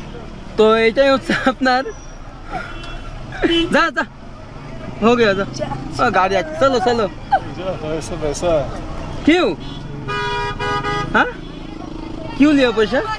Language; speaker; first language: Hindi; non-native, learner; Bangla